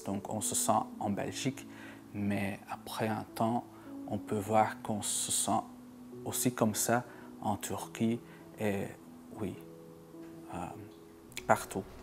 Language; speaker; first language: French; non-native, local second language; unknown